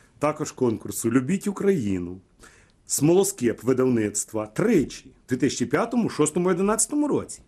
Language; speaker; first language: Ukrainian; native; Ukrainian